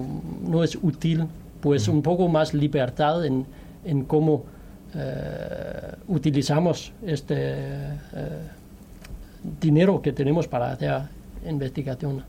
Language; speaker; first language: Spanish; non-native, fluent; Danish